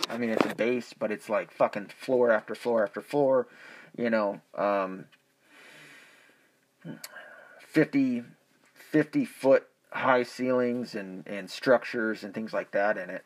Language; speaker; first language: English; native; English